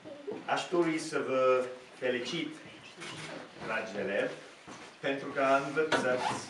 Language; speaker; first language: Romanian; non-native, learner; English